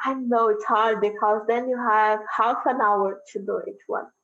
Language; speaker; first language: English; non-native, fluent; Portuguese